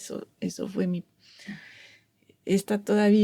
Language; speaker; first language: Spanish; non-native, fluent; French